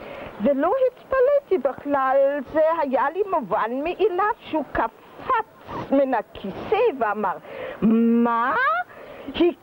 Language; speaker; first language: Hebrew; early bilingual, other home language; German